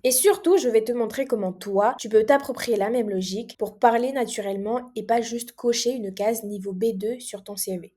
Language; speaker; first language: French; non-native, local second language; Comorian